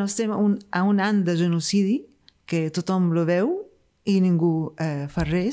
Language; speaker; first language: Catalan; non-native, fluent; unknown